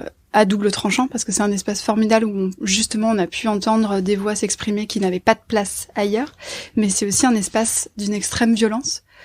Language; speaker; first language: French; native; French